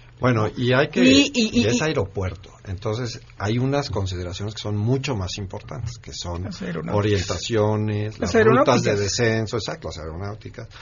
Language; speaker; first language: Spanish; native; Spanish